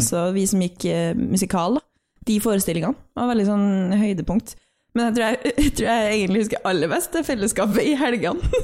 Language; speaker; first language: Norwegian; native; Norwegian